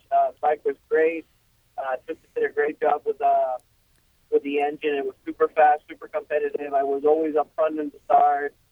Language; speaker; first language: English; non-native, fluent; Spanish